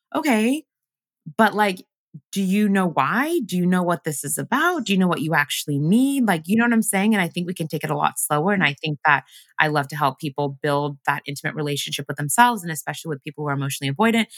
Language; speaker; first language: English; early bilingual, other home language; Ganda